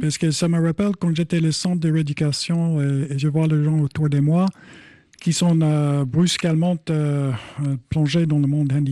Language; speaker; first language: French; non-native, fluent; English